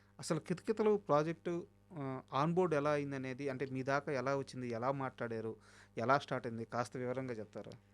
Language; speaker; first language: Telugu; native; Telugu